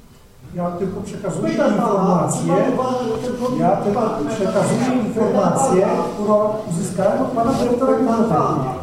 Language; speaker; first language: Polish; native; Polish